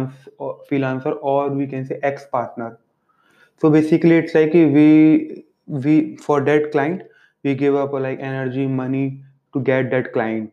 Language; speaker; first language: English; non-native, local second language; Hindi